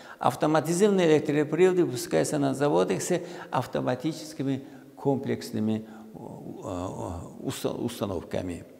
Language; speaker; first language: Russian; non-native, local second language; Uzbek